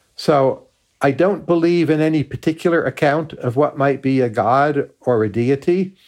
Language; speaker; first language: English; native; English